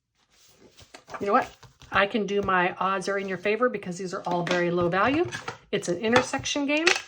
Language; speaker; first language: English; native; English